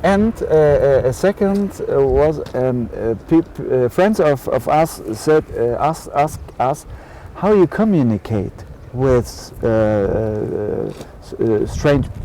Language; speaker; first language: English; non-native, learner; German